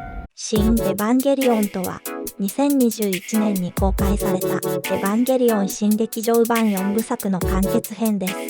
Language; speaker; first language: Japanese; native; Japanese